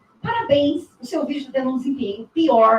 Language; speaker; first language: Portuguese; native; Portuguese